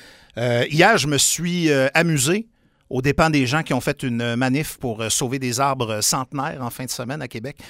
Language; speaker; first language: French; native; French